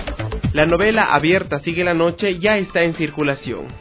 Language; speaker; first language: Spanish; native; Spanish